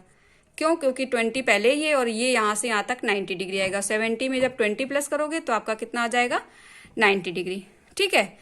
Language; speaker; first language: Hindi; native; Hindi